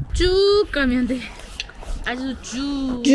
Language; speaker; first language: Korean; non-native, fluent; Arabic